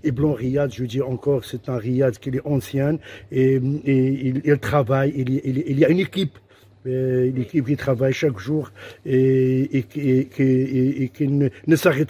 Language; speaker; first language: French; non-native, local second language; Arabic